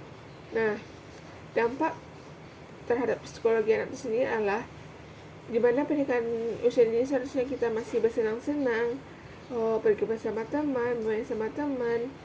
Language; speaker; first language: Indonesian; native; Indonesian